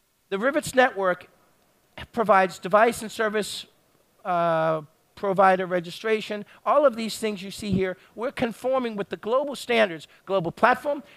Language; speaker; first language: English; native; English